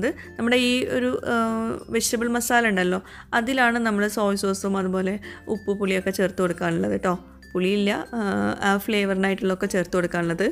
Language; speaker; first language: Malayalam; native; Malayalam